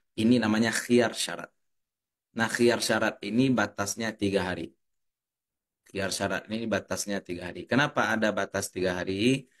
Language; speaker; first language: Indonesian; native; Indonesian